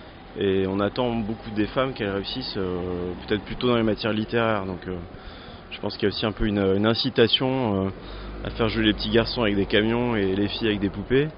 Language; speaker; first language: French; native; French